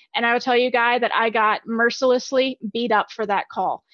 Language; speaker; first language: English; native; English